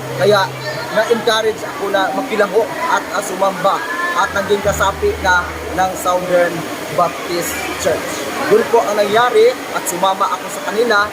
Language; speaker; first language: Filipino; non-native, local second language; Cebuano